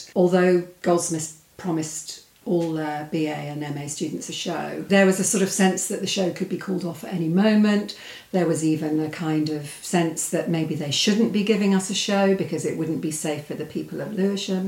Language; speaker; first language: English; native; English